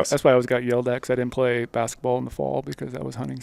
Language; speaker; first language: English; native; English